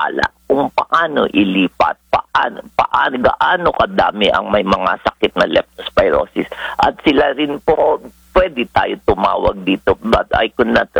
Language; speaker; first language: Filipino; non-native, local second language; Hiligaynon